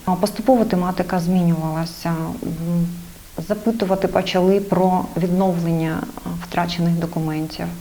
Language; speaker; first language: Ukrainian; native; Ukrainian